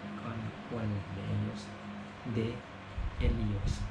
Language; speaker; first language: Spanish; non-native, learner; Thai